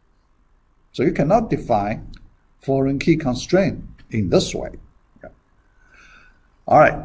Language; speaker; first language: English; non-native, fluent; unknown